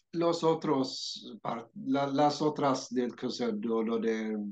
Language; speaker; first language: Spanish; non-native, fluent; Swedish